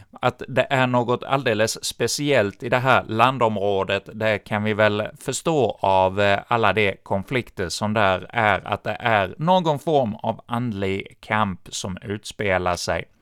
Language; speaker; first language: Swedish; native; Swedish